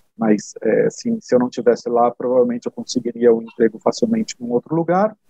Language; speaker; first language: Portuguese; native; Portuguese